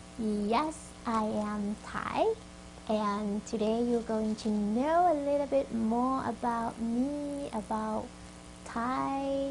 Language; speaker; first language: English; non-native, fluent; Thai